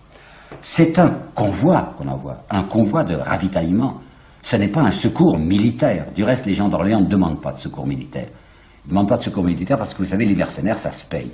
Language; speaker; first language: French; native; French